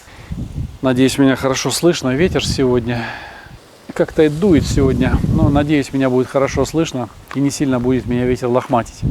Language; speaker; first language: Russian; native; Russian